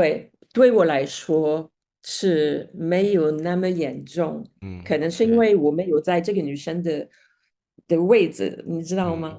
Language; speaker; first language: Chinese; non-native, fluent; Spanish